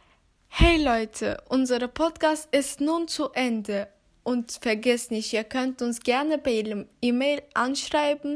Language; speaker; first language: German; non-native, fluent; Turkish